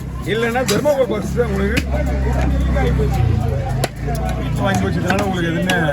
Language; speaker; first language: Tamil; native; Tamil